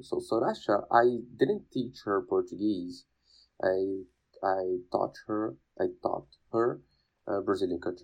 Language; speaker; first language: English; non-native, fluent; Portuguese